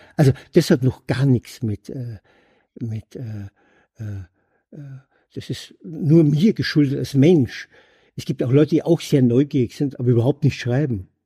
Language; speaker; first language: German; native; German